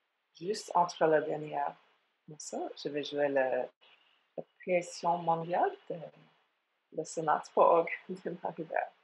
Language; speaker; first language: French; non-native, fluent; English